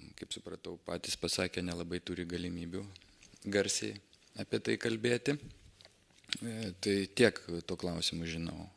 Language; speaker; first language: Lithuanian; native; Lithuanian